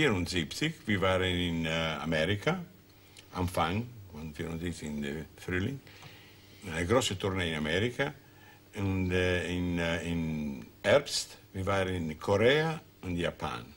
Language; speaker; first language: German; non-native, learner; Italian